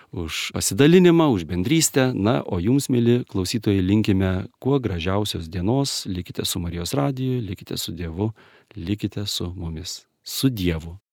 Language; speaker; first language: Lithuanian; native; Lithuanian